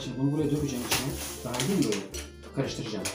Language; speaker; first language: Turkish; native; Turkish